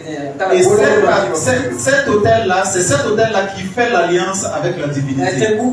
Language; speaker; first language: French; non-native, local second language; Mossi